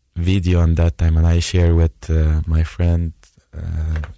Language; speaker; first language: English; non-native, fluent; Persian